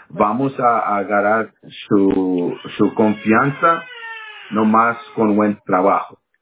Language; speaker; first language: Spanish; non-native, learner; English